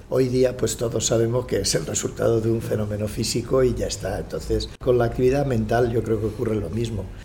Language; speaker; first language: Spanish; native; Spanish